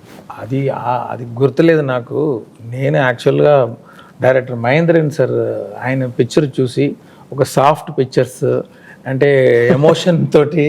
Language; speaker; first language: Telugu; non-native, local second language; Tamil